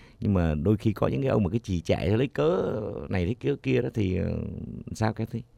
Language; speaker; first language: Vietnamese; native; Vietnamese